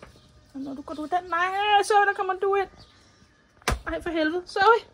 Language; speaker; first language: Danish; native; Danish